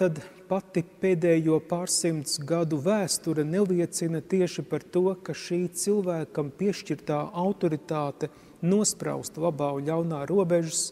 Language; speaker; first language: Latvian; native; Latvian